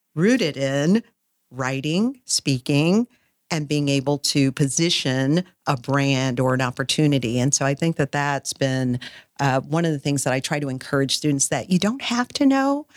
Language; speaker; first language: English; native; English